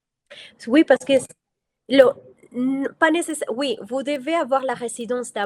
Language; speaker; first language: French; non-native, fluent; Spanish